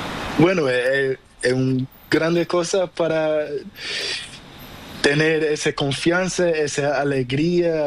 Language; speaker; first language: Spanish; non-native, learner; Portuguese